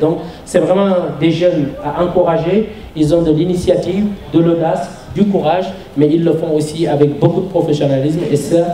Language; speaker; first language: French; non-native, local second language; Wolof